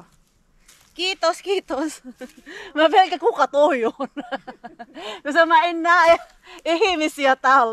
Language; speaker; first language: Finnish; non-native, learner; Filipino